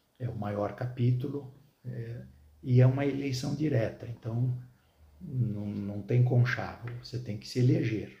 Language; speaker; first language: Portuguese; early bilingual, other home language; Arabic